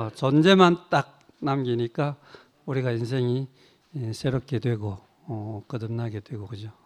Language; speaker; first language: Korean; native; Korean